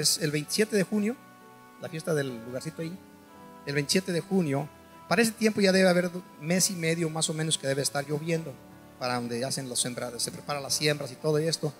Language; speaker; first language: Spanish; native; Spanish